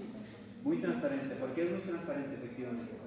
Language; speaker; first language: Spanish; native; Spanish